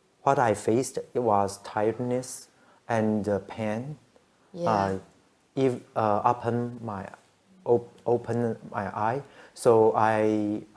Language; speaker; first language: English; non-native, learner; Chinese